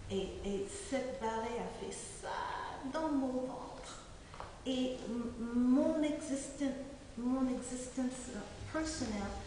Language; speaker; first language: French; non-native, fluent; English